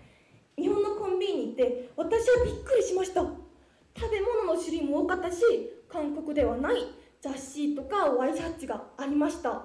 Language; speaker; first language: Japanese; non-native, fluent; Korean